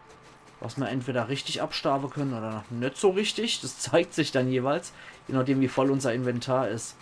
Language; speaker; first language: German; native; German